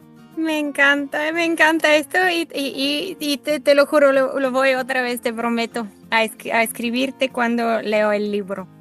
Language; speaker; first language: Spanish; non-native, fluent; Bulgarian